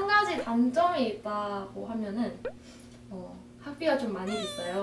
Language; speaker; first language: Korean; native; Korean